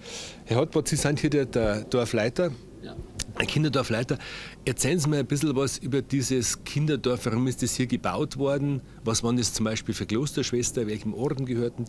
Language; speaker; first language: German; native; German